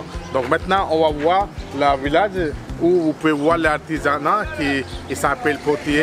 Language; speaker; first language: French; non-native, fluent; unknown